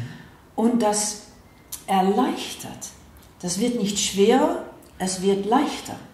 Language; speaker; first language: German; non-native, fluent; Dutch